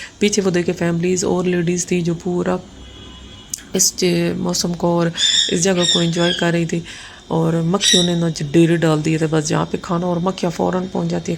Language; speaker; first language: Urdu; non-native, local second language; Punjabi